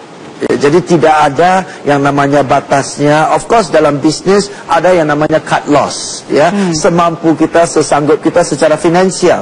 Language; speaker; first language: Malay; non-native, local second language; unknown